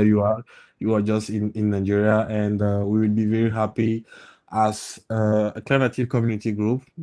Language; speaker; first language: English; non-native, local second language; French